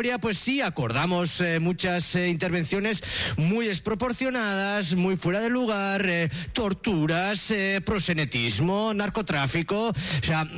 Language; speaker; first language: Spanish; native; Spanish